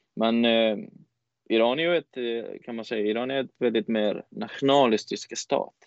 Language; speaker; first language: Swedish; non-native, fluent; Persian